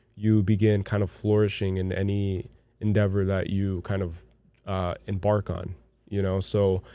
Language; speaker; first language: English; non-native, fluent; Portuguese